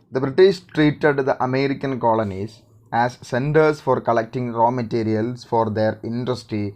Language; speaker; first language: English; non-native, local second language; Malayalam